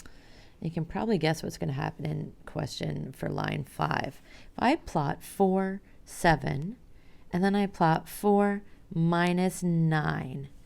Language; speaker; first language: English; native; English